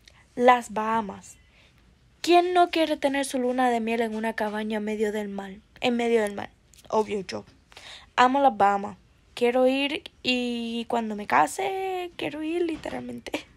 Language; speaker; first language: Spanish; early bilingual, heritage; Spanish